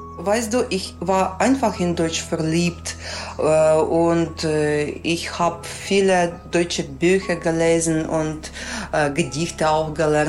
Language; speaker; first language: German; non-native, fluent; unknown